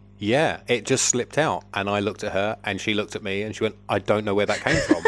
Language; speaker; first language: English; native; English